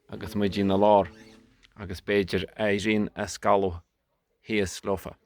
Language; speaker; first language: Irish; native; Irish